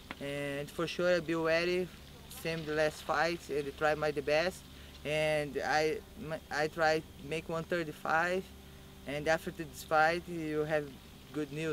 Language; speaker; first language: English; non-native, learner; Portuguese